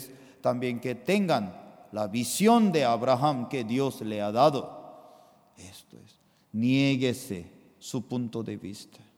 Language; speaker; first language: Spanish; non-native, fluent; Korean